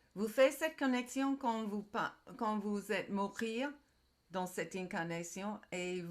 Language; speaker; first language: French; non-native, learner; English